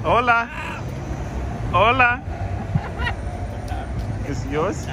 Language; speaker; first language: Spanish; non-native, learner; English